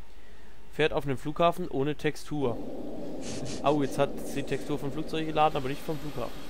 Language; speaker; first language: German; native; German